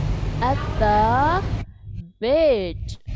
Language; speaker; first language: English; non-native, fluent; Vietnamese